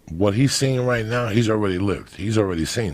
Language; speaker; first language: English; native; English